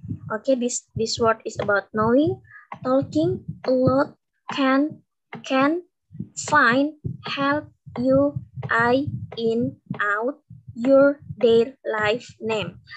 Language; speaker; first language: English; non-native, learner; Indonesian